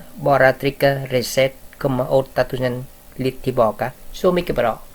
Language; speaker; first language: Swedish; non-native, learner; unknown